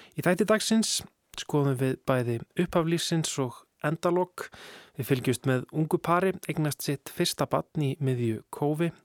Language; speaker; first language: Icelandic; native; Icelandic